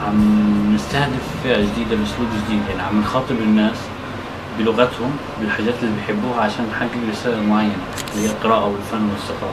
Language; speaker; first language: Arabic; native; Arabic